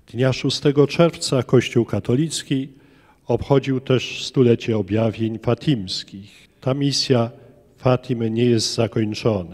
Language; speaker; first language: Polish; native; Polish